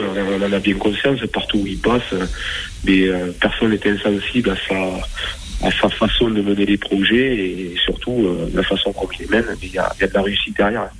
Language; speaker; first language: French; native; French